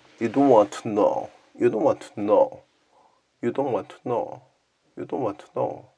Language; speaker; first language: English; non-native, learner; Korean